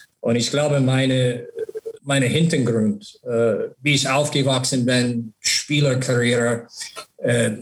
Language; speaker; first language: German; non-native, learner; English